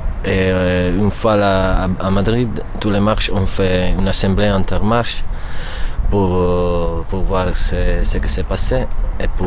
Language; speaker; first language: French; non-native, learner; Italian